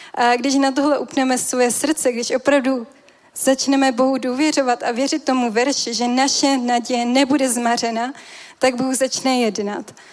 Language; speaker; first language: Czech; native; Czech